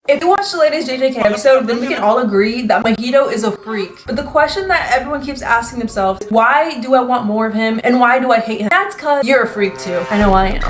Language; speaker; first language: English; native; English